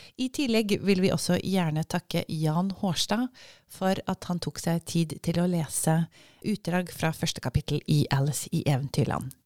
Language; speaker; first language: Norwegian; native; Norwegian